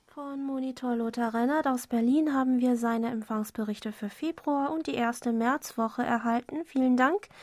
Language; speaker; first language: German; non-native, fluent; Korean